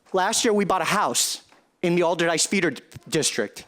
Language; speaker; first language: English; early bilingual, other home language; Chinese